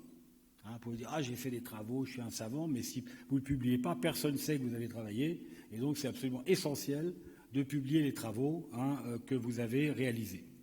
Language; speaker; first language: French; native; French